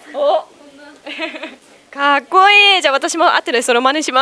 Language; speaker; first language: Japanese; non-native, fluent; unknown